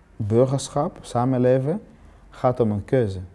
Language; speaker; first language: Dutch; non-native, fluent; Swahili